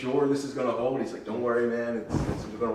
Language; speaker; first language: English; native; English